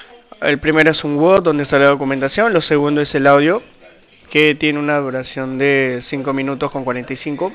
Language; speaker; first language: Spanish; native; Spanish